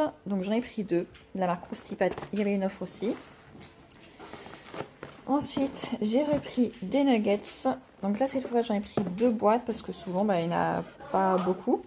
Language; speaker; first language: French; native; French